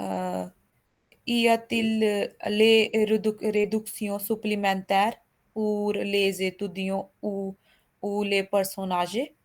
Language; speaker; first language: French; non-native, learner; Hindi